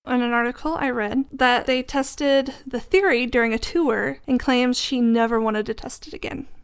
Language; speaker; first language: English; native; English